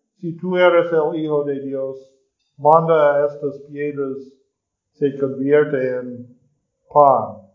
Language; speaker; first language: Spanish; non-native, learner; English